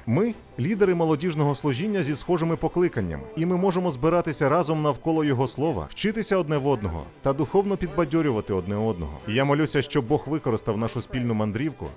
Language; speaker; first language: Ukrainian; non-native, fluent; English